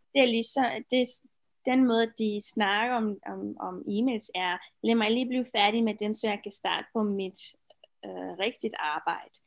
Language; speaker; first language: Danish; non-native, fluent; Romanian